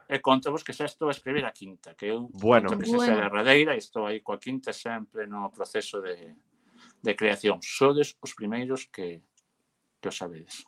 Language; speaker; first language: Galician; native; Galician